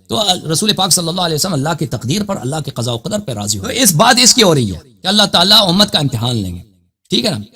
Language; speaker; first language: Urdu; non-native, fluent; Persian